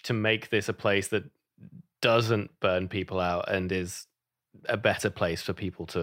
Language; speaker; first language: English; native; English